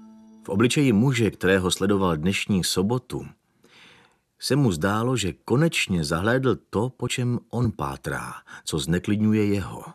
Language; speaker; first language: Czech; native; Czech